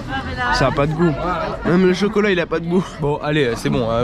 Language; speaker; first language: French; native; French